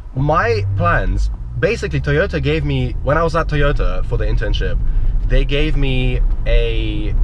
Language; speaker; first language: English; native; English